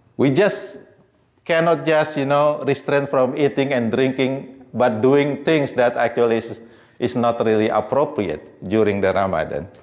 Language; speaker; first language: English; non-native, fluent; Indonesian